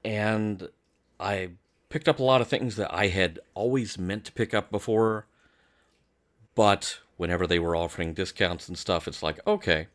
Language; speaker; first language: English; native; English